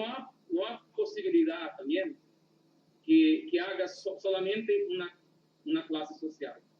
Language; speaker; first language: Spanish; non-native, learner; Portuguese